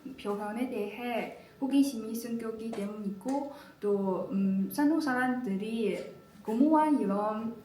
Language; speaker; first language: Korean; non-native, learner; Chinese